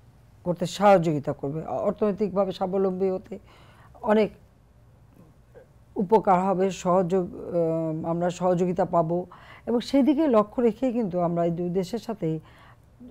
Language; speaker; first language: Bangla; native; Bangla